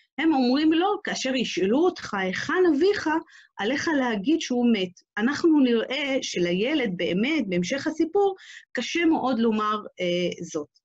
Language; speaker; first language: Hebrew; non-native, local second language; Arabic